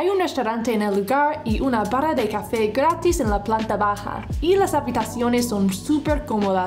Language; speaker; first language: Spanish; non-native, fluent; English